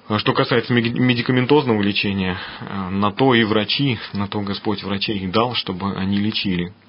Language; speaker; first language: Russian; native; Russian